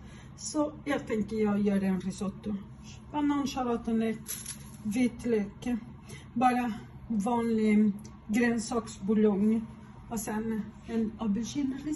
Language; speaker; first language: Swedish; non-native, fluent; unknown